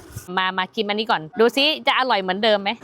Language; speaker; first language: Thai; native; Thai